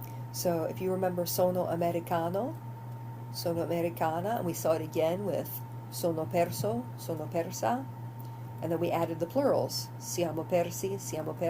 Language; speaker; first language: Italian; non-native, fluent; English